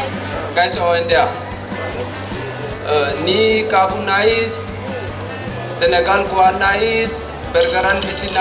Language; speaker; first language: Basque; non-native, learner; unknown